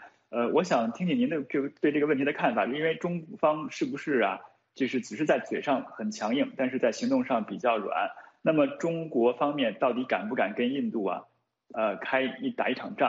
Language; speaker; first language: Chinese; native; Chinese